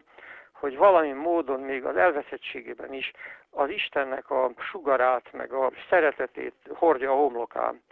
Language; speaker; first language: Hungarian; native; Hungarian